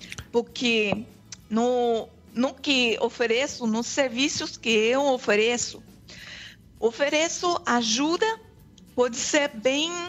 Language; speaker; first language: Portuguese; non-native, fluent; French